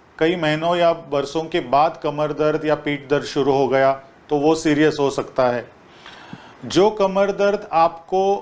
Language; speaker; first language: Hindi; non-native, local second language; Marathi